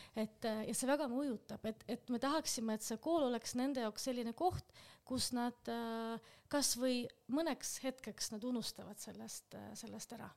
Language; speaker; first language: Estonian; non-native, local second language; Russian